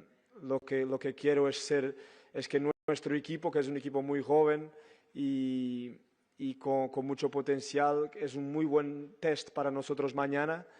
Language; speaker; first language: Spanish; non-native, fluent; Portuguese